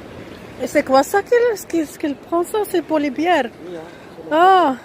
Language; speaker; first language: French; non-native, local second language; Arabic